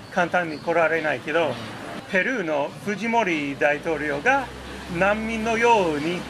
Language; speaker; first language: Japanese; non-native, fluent; English